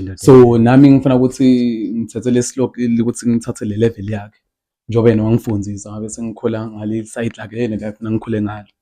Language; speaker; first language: Zulu; non-native, local second language; Swati